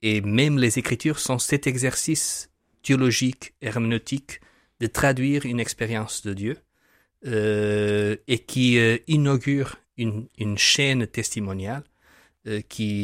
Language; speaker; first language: French; non-native, fluent; Portuguese